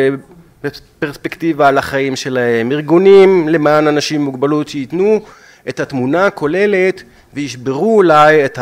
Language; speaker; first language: Hebrew; native; Hebrew